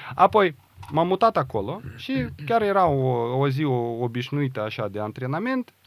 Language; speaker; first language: Romanian; non-native, local second language; Russian